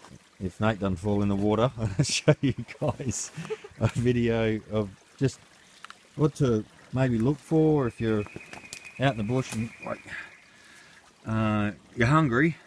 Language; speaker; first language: English; native; English